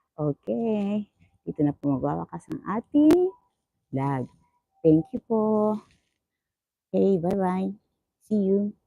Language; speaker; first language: Filipino; native; Filipino